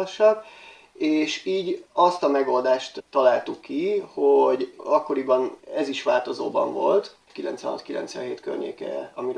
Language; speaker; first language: Hungarian; native; Hungarian